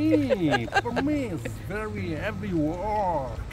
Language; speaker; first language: English; non-native, learner; Italian